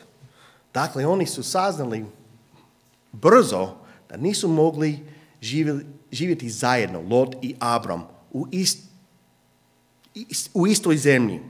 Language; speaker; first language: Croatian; non-native, fluent; English